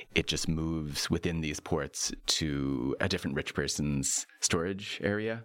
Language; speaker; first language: English; native; English